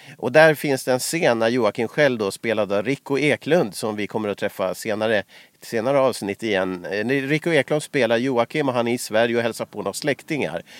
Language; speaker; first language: Swedish; native; Swedish